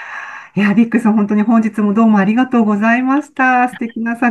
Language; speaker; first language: Japanese; native; Japanese